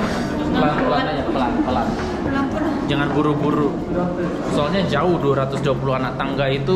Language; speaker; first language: Indonesian; native; Indonesian